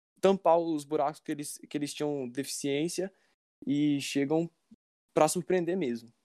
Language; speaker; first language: Portuguese; native; Portuguese